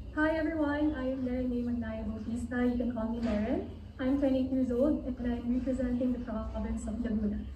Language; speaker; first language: English; non-native, local second language; Filipino